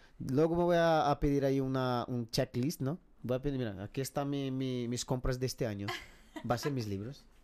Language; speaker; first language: Spanish; non-native, fluent; Portuguese